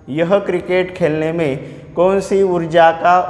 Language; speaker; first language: Hindi; non-native, local second language; Marathi